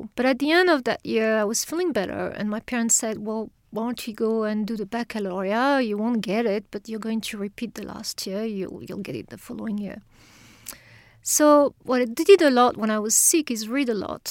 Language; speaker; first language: English; non-native, fluent; French